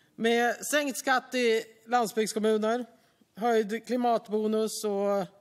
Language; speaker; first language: Swedish; native; Swedish